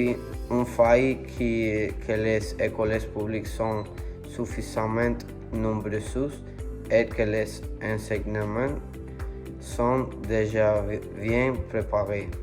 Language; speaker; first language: French; non-native, learner; Spanish